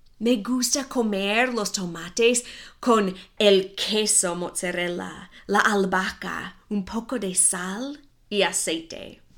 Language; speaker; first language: Spanish; non-native, fluent; English